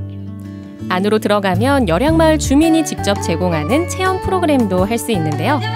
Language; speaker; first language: Korean; native; Korean